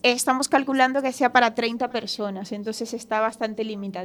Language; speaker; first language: Spanish; native; Spanish